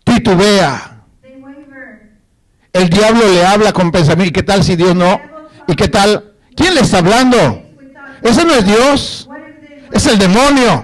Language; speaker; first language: Spanish; native; Spanish